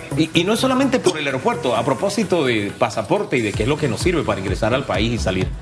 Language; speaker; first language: Spanish; native; Spanish